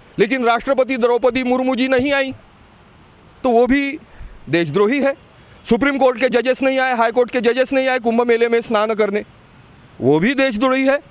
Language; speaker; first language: Hindi; non-native, local second language; Marathi